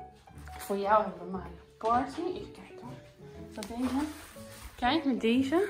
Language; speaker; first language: Dutch; native; Dutch